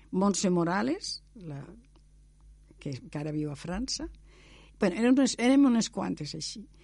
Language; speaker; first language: Catalan; non-native, local second language; Spanish